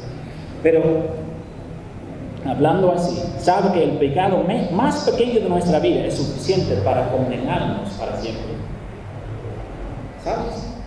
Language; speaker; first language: Spanish; non-native, fluent; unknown